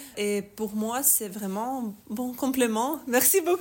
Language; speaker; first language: French; non-native, learner; Ukrainian